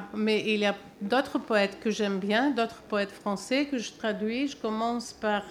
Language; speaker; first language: French; non-native, fluent; Greek